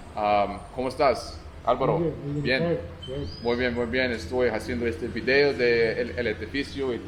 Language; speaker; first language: Spanish; non-native, learner; English